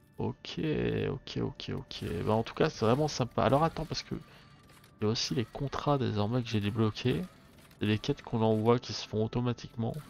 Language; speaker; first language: French; native; French